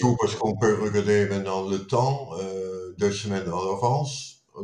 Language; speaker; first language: French; non-native, fluent; Dutch